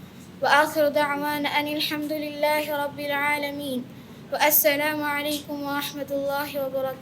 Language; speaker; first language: Arabic; non-native, learner; Bangla